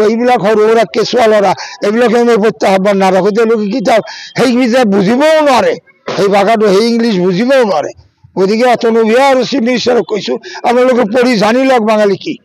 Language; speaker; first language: Assamese; non-native, local second language; Bangla